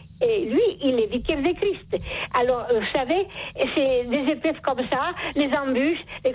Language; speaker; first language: French; non-native, fluent; Polish